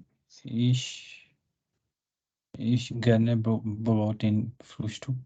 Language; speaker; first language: German; non-native, learner; Urdu